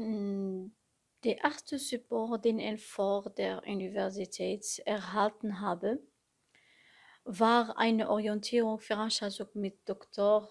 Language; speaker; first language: German; non-native, learner; Arabic